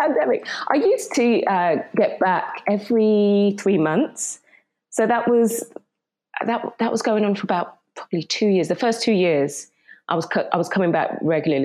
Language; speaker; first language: English; native; English